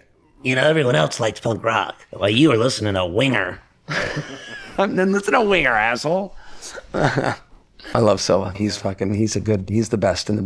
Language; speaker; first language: English; native; English